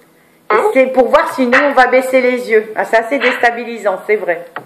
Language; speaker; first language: French; native; French